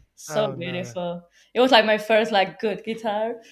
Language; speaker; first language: English; non-native, fluent; Spanish